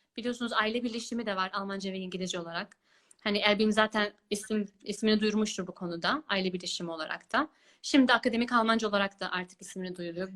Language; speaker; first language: Turkish; early bilingual, heritage; Turkish